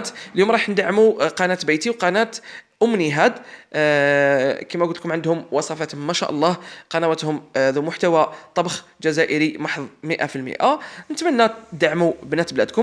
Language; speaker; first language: Arabic; native; Arabic